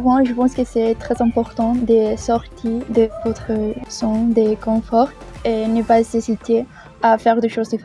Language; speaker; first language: French; non-native, fluent; Spanish